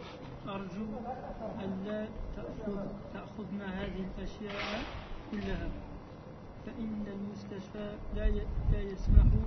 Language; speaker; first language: Arabic; non-native, learner; French